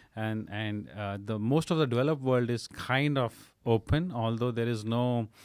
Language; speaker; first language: English; non-native, local second language; Punjabi